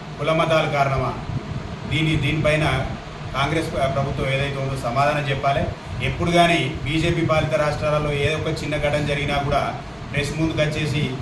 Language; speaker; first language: Telugu; native; Telugu